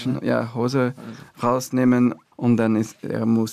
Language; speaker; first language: German; non-native, fluent; French